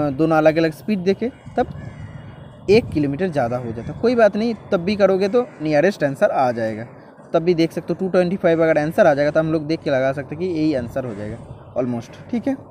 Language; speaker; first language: Hindi; non-native, local second language; Bangla